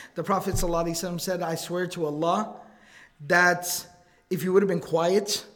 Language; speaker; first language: English; native; English